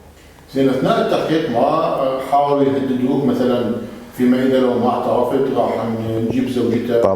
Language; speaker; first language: Arabic; native; Arabic